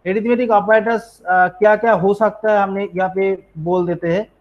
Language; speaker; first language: Hindi; non-native, local second language; Bangla